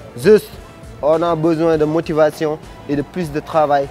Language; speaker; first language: French; non-native, local second language; Wolof